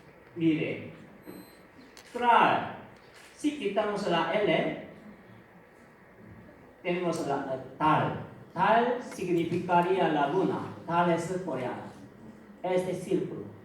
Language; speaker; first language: Spanish; non-native, fluent; Korean